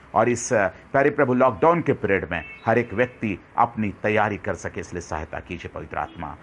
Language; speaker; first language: Hindi; non-native, local second language; Marathi